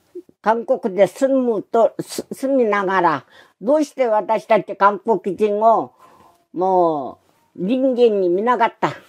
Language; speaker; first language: Japanese; non-native, learner; Korean